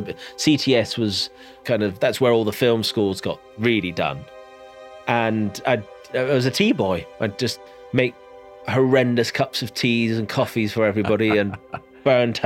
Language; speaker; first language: English; native; English